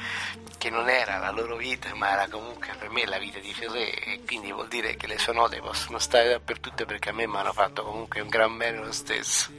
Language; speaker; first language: Italian; native; Italian